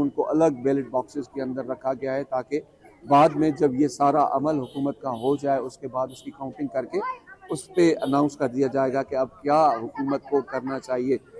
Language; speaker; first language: Urdu; non-native, local second language; Sindhi